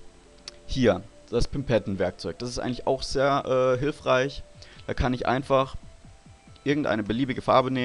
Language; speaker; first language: German; native; German